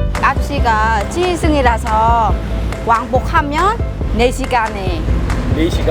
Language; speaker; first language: Korean; non-native, learner; Vietnamese